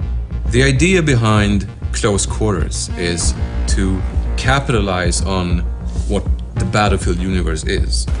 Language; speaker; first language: English; non-native, fluent; Swedish